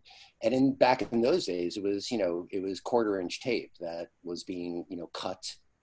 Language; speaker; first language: English; native; English